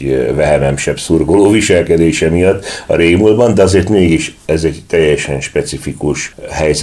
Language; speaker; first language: Hungarian; native; Hungarian